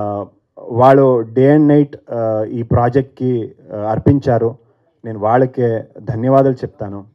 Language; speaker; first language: Telugu; non-native, fluent; Kannada